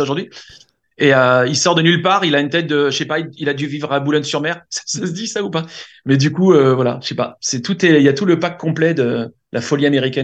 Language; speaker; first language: French; native; French